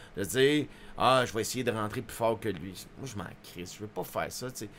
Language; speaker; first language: French; native; French